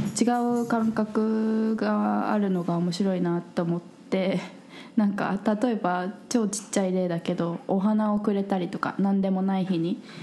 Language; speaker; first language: Japanese; native; Japanese